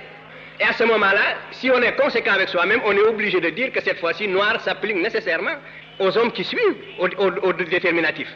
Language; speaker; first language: French; non-native, local second language; Wolof